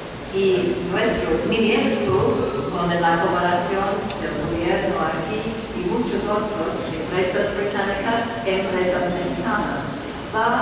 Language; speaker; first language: Spanish; non-native, fluent; English